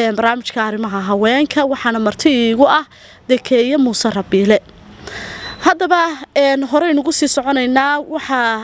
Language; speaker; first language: Somali; native; Somali